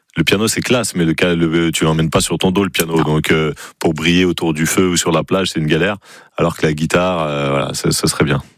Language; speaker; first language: French; native; French